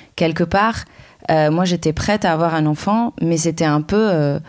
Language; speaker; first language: French; non-native, local second language; Arabic